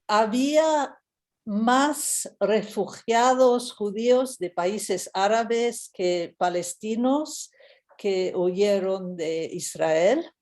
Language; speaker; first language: Spanish; non-native, fluent; English